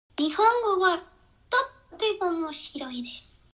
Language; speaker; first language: Japanese; non-native, learner; Spanish